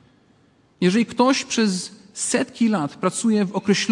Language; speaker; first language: Polish; native; Polish